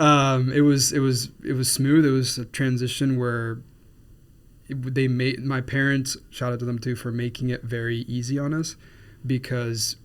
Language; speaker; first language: English; non-native, fluent; Spanish